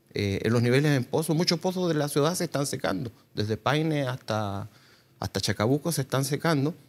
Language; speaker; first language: Spanish; native; Spanish